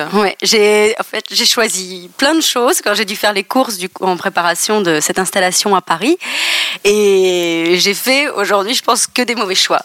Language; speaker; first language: French; native; French